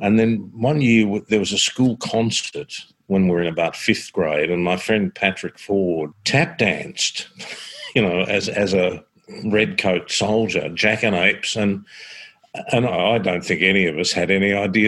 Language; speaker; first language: English; native; English